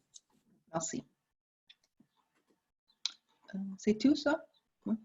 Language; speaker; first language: French; non-native, fluent; English